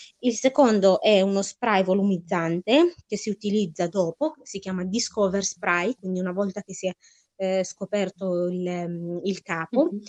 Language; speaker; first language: Italian; early bilingual, other home language; Arabic